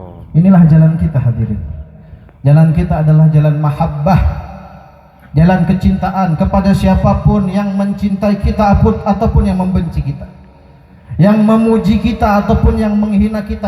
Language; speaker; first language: Indonesian; non-native, local second language; Banjar